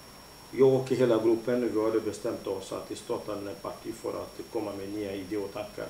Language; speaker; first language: Swedish; non-native, fluent; Lingala